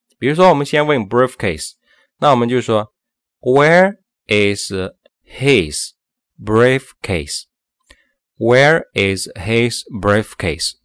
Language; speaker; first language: English; non-native, fluent; Chinese